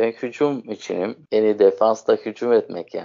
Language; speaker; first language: Turkish; native; Turkish